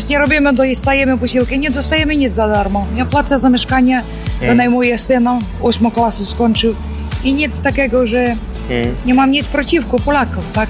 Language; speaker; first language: Polish; non-native, learner; Ukrainian